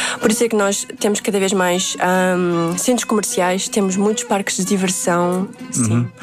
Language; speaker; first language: Portuguese; early bilingual, other home language; Uzbek